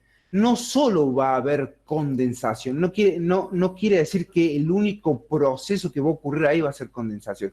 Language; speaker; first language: Spanish; native; Spanish